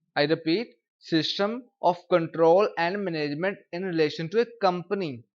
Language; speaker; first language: English; non-native, local second language; Punjabi